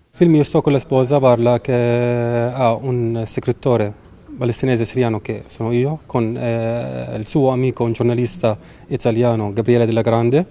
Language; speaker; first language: Italian; non-native, learner; Arabic